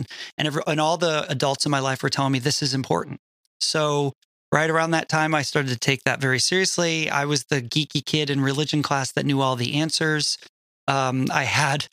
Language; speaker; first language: English; native; English